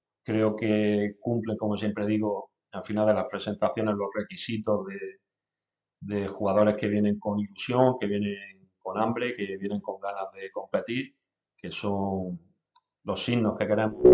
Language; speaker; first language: Spanish; native; Spanish